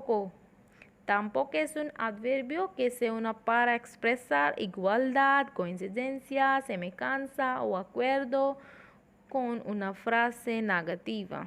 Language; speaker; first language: Spanish; non-native, learner; Hindi